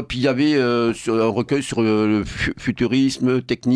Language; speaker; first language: French; native; French